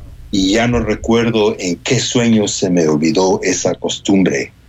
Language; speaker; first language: Spanish; native; Spanish